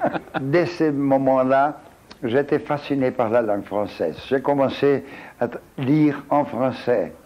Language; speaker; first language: French; non-native, fluent; Portuguese